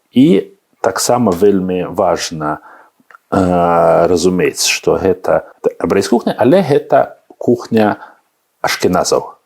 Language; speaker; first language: Belarusian; non-native, learner; Russian